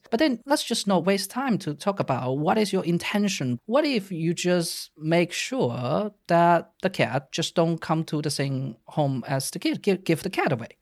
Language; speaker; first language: English; non-native, fluent; Chinese